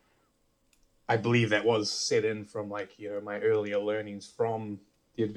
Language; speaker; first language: English; native; English